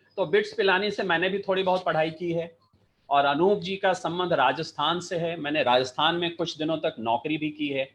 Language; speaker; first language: Hindi; native; Hindi